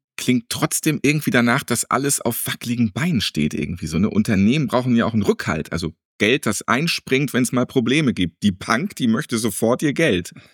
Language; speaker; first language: German; native; German